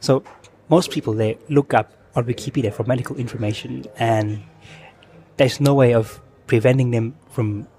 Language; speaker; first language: English; non-native, fluent; Thai